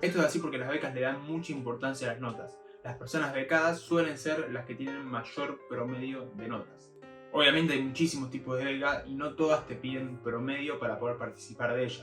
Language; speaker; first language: Spanish; native; Spanish